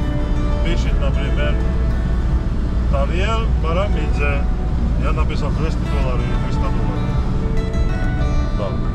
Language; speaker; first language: Russian; non-native, fluent; Georgian